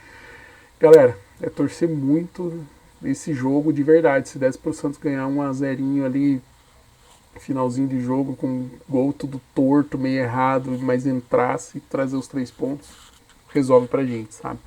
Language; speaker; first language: Portuguese; native; Portuguese